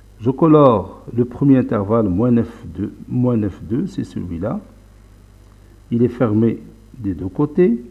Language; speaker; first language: French; non-native, local second language; Arabic